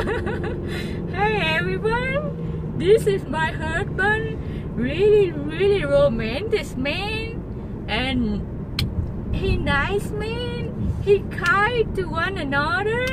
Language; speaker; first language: English; non-native, learner; Vietnamese